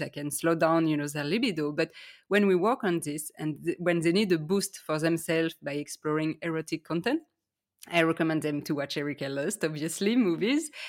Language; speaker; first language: English; non-native, fluent; French